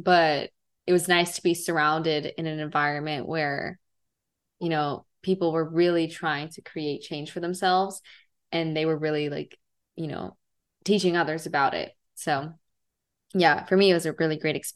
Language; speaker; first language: English; native; English